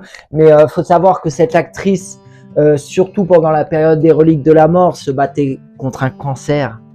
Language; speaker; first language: French; native; French